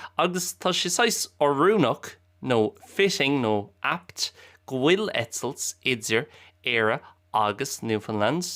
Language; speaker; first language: Irish; native; Irish